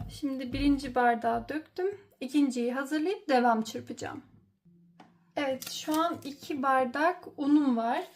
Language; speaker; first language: Turkish; early bilingual, heritage; Turkish